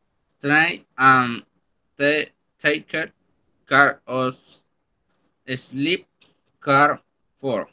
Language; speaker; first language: English; non-native, learner; Spanish